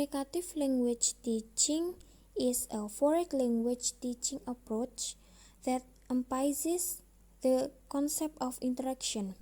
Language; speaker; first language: English; non-native, learner; Indonesian